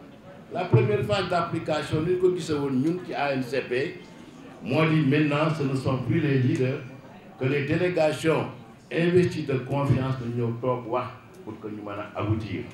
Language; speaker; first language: French; non-native, local second language; Wolof